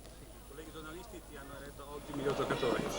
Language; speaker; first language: Italian; native; Italian